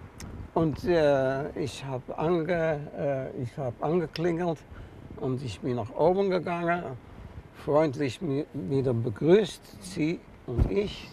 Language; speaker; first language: German; non-native, fluent; Dutch